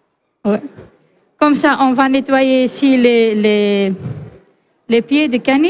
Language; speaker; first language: French; non-native, fluent; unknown